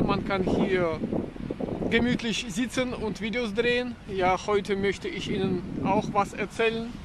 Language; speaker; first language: German; non-native, fluent; Russian